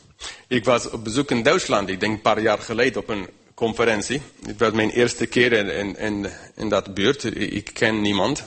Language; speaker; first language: Dutch; non-native, fluent; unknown